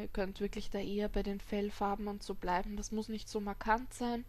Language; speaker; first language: German; native; German